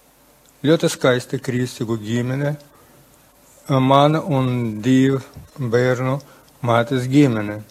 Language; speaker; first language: Latvian; non-native, local second language; Russian